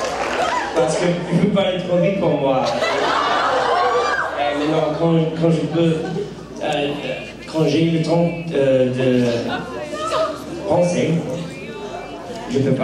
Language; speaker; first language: French; non-native, learner; English